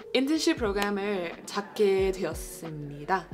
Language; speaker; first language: Korean; non-native, fluent; English